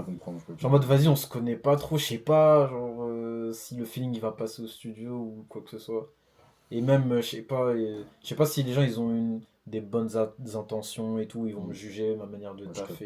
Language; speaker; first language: French; native; French